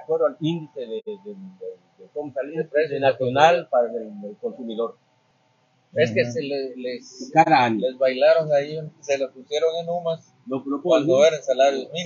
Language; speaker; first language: Spanish; native; Spanish